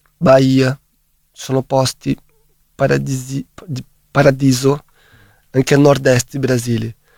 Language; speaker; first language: Italian; non-native, fluent; Portuguese